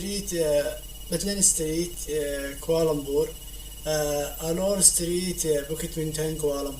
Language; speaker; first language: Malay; non-native, learner; Arabic